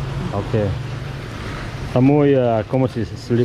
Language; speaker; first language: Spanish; non-native, learner; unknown